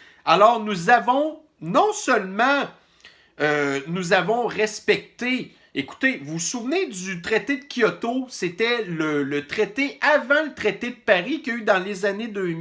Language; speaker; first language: French; native; French